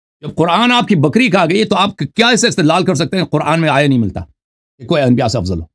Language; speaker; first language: Urdu; non-native, fluent; Persian